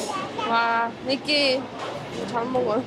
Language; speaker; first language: Korean; non-native, learner; Czech